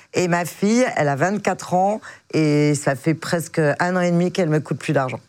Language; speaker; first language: French; native; French